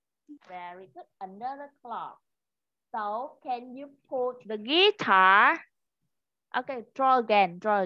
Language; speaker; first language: English; non-native, fluent; Vietnamese